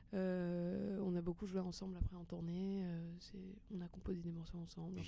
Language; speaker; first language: French; early bilingual, other home language; Portuguese